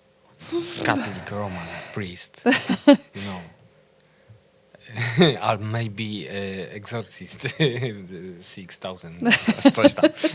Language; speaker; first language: English; non-native, learner; Polish